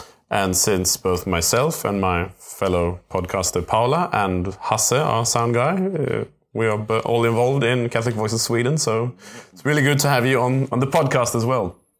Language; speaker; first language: English; non-native, fluent; Swedish